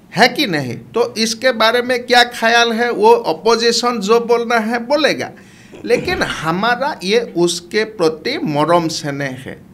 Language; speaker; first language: Hindi; non-native, local second language; Assamese